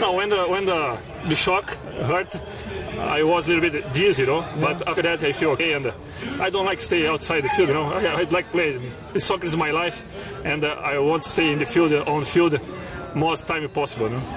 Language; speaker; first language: English; non-native, learner; Portuguese